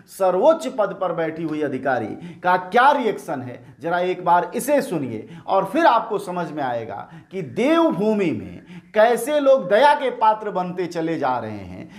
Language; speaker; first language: Hindi; native; Hindi